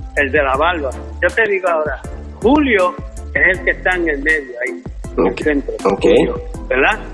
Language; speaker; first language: Spanish; early bilingual, heritage; Spanish